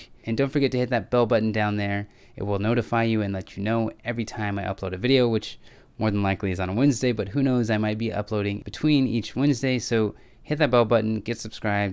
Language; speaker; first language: English; native; English